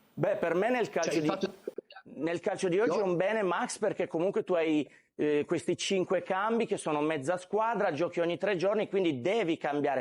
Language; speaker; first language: Italian; native; Italian